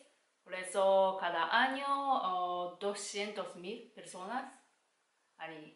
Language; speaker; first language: Spanish; non-native, learner; Japanese